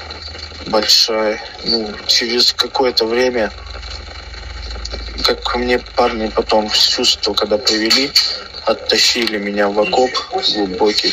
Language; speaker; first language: Russian; native; Russian